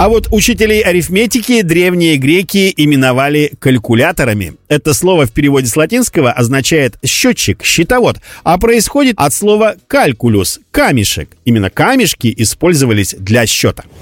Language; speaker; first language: Russian; native; Russian